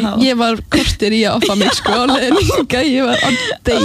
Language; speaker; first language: Icelandic; native; Icelandic